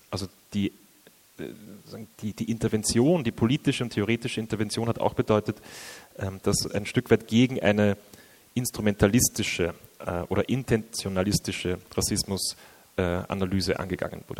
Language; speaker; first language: German; native; German